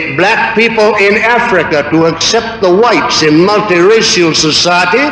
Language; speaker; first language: English; native; English